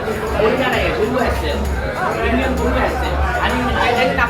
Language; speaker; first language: Korean; non-native, learner; Bangla